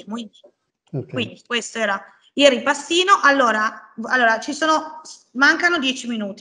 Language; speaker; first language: Italian; native; Italian